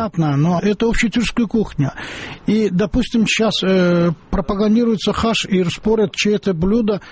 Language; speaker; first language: Russian; non-native, local second language; Azerbaijani